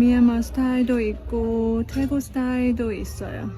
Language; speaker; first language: Korean; non-native, fluent; Burmese